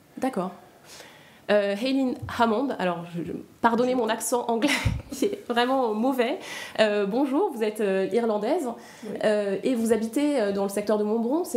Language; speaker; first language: French; native; French